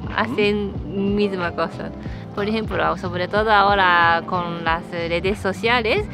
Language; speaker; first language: Spanish; non-native, fluent; Japanese